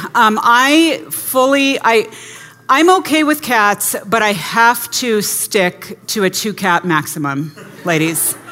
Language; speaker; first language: English; native; English